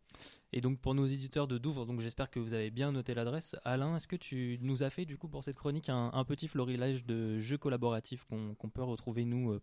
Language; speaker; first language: French; native; French